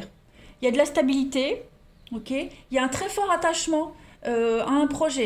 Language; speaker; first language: French; native; French